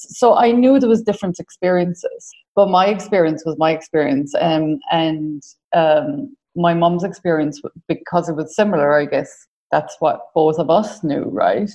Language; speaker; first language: English; native; English